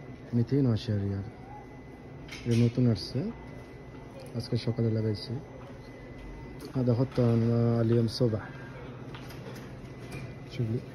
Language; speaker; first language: Arabic; non-native, learner; Bangla